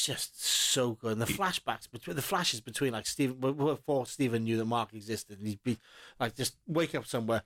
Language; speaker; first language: English; native; English